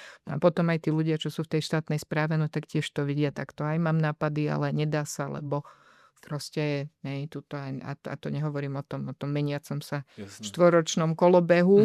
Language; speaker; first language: Slovak; native; Slovak